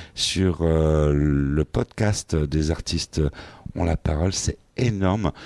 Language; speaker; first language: French; native; French